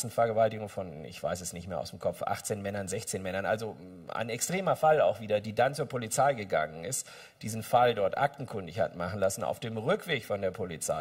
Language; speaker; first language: German; native; German